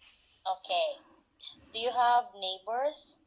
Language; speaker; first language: English; non-native, local second language; Cebuano